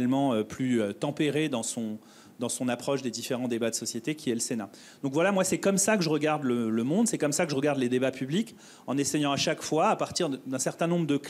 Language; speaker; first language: French; native; French